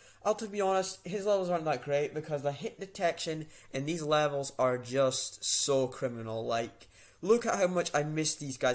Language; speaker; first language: English; native; English